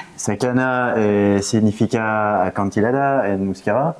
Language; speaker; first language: Spanish; non-native, fluent; French